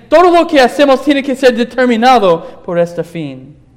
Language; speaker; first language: Spanish; non-native, fluent; English